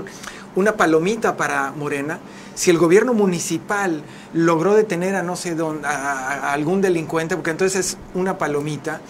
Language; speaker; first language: Spanish; native; Spanish